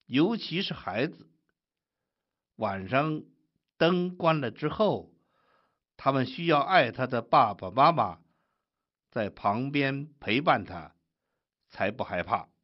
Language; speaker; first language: Chinese; native; Chinese